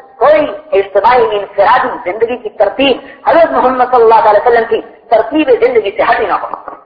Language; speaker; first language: Urdu; non-native, local second language; Punjabi